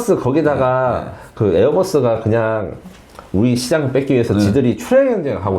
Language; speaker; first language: Korean; native; Korean